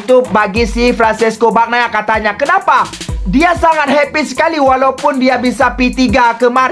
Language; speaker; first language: Indonesian; native; Indonesian